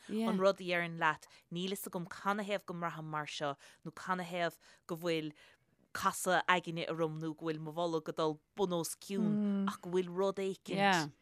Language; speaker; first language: Irish; native; Irish